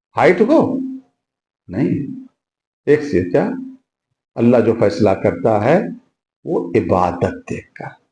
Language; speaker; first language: Urdu; native; Urdu